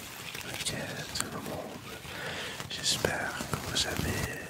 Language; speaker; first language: French; non-native, learner; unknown